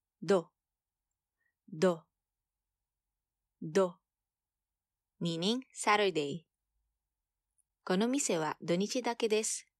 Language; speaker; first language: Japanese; non-native, fluent; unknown